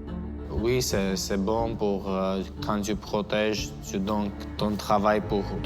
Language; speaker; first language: French; non-native, learner; Armenian